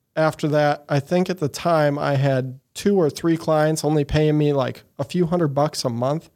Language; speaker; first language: English; native; English